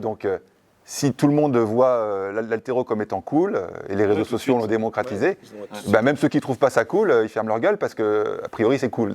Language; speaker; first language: French; native; French